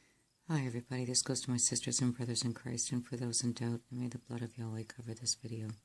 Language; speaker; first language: English; native; English